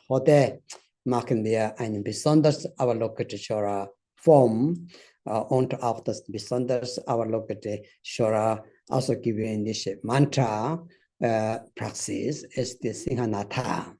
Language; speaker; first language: German; non-native, fluent; Tibetan